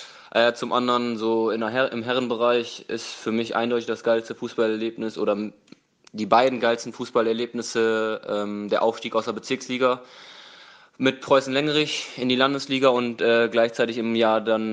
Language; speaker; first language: German; native; German